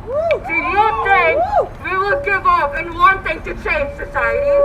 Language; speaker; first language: English; non-native, local second language; Filipino